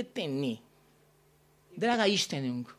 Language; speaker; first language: Hungarian; non-native, learner; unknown